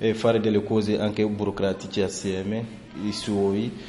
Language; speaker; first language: Italian; non-native, fluent; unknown